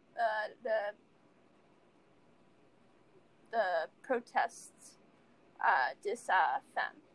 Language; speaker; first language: French; non-native, learner; English